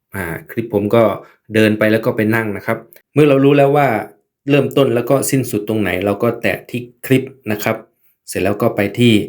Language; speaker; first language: Thai; native; Thai